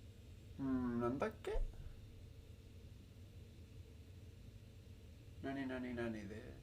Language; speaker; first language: Japanese; non-native, learner; Spanish